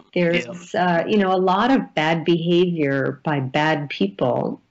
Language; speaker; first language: English; native; English